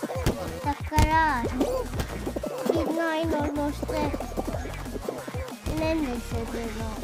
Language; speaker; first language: Italian; early bilingual, heritage; Italian